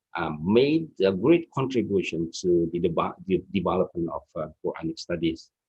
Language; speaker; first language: English; non-native, fluent; Indonesian